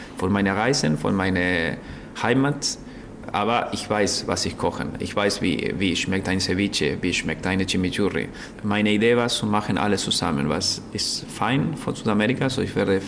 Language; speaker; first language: German; non-native, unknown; Spanish